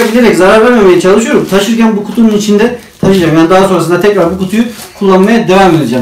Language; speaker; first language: Turkish; native; Turkish